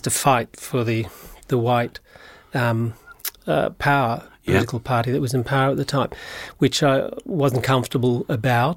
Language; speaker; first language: English; native; English